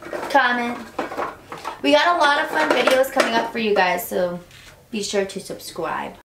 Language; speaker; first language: English; native; English